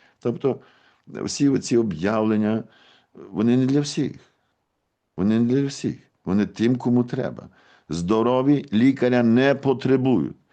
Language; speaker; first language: Ukrainian; native; Ukrainian